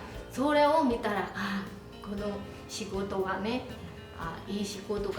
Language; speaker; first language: Japanese; non-native, learner; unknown